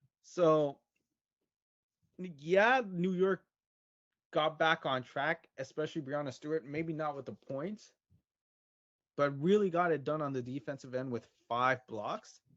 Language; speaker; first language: English; native; English